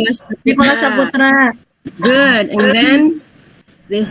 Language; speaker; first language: English; non-native, fluent; Indonesian